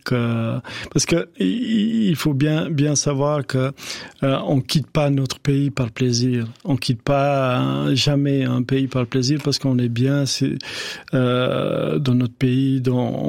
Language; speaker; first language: French; non-native, fluent; Albanian